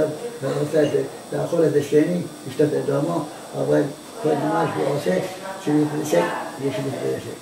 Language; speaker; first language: Hebrew; non-native, learner; Arabic